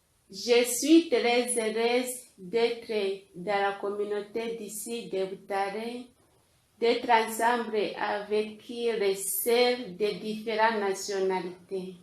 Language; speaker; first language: French; non-native, local second language; Kinyarwanda